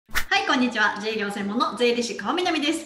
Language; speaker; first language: Japanese; native; Japanese